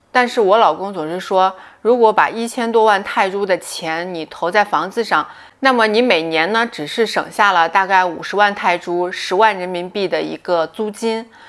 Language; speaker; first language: Chinese; native; Chinese